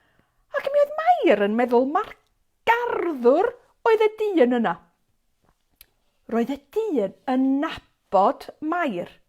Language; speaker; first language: Welsh; native; Welsh